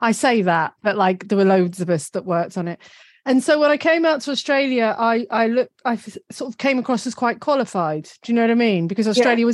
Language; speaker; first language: English; native; English